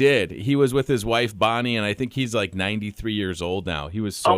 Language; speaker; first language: English; native; English